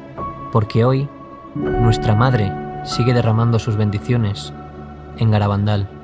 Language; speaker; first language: Spanish; native; Spanish